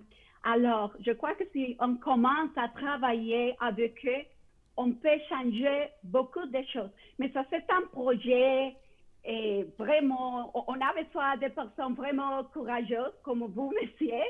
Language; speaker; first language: French; non-native, fluent; Spanish